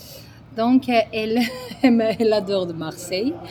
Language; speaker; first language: French; non-native, learner; Georgian